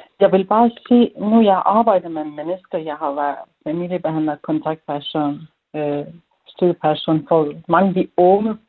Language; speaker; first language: Danish; non-native, fluent; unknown